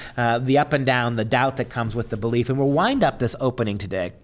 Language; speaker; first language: English; native; English